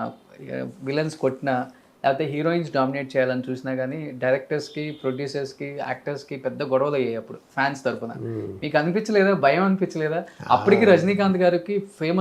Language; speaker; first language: Telugu; native; Telugu